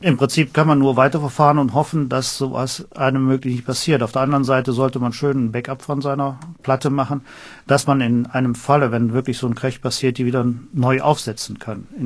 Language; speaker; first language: German; native; German